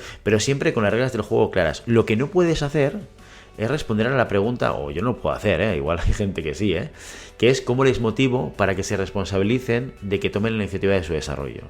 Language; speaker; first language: Spanish; native; Spanish